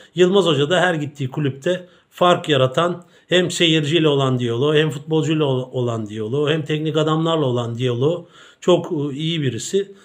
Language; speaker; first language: Turkish; native; Turkish